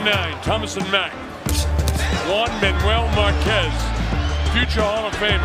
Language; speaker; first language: English; native; English